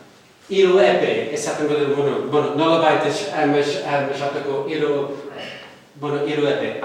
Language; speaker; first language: Basque; non-native, fluent; Welsh